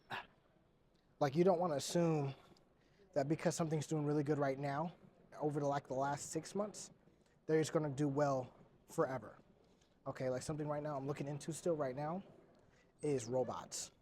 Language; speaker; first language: English; native; English